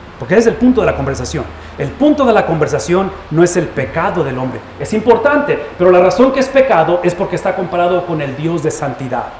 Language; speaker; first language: Spanish; native; Spanish